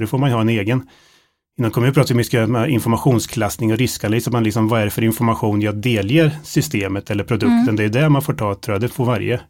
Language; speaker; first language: Swedish; native; Swedish